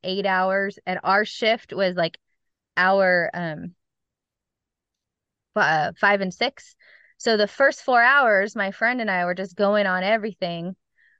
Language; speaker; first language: English; native; English